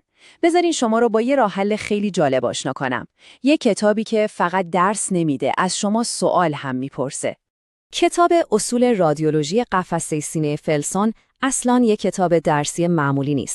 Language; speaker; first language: Persian; native; Persian